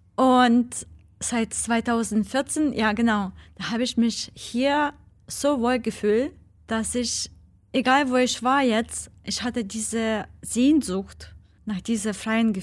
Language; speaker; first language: German; non-native, fluent; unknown